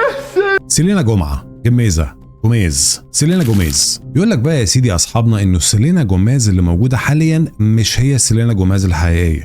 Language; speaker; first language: Arabic; native; Arabic